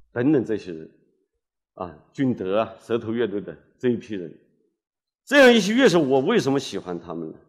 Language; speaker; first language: Chinese; native; Chinese